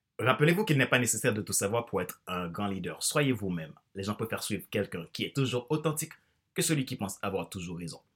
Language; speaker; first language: French; non-native, local second language; Haitian Creole